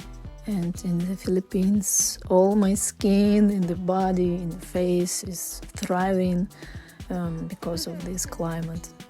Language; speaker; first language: English; non-native, fluent; Russian